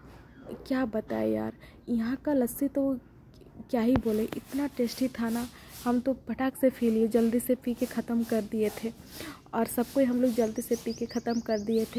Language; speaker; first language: Hindi; non-native, local second language; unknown